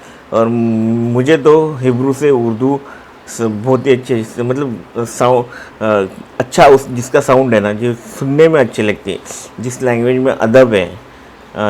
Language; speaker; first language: Hindi; non-native, local second language; Marathi